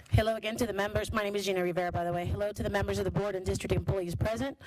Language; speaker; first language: English; non-native, fluent; Spanish